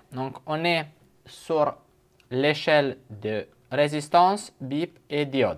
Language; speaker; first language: French; non-native, fluent; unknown